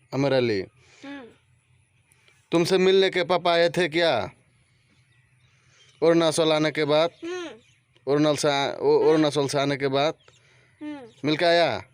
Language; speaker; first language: Hindi; non-native, local second language; Bangla